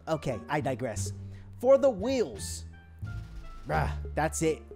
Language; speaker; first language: English; native; English